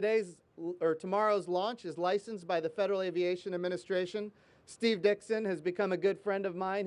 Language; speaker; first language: English; native; English